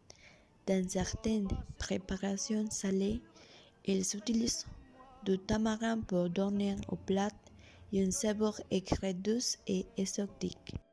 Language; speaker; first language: French; non-native, learner; Spanish